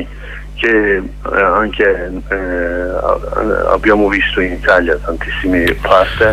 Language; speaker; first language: Italian; non-native, learner; Kurdish